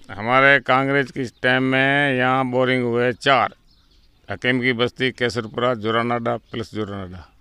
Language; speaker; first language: Hindi; native; Hindi